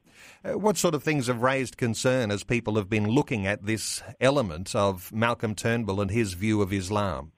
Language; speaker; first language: English; native; English